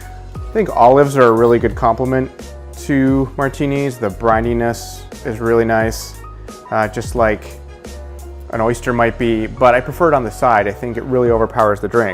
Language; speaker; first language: English; native; English